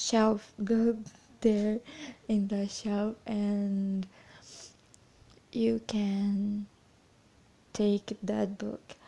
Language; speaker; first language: English; non-native, fluent; Portuguese